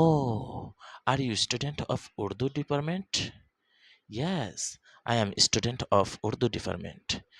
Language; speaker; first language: English; non-native, local second language; Urdu